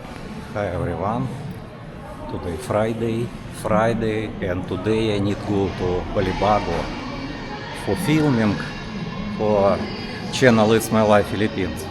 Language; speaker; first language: English; non-native, learner; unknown